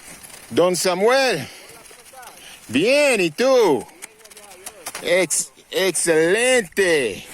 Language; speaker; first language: Spanish; non-native, learner; English